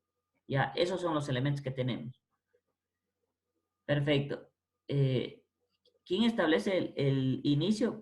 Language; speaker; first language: Spanish; native; Spanish